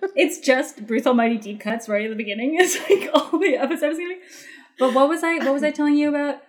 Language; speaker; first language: English; early bilingual, other home language; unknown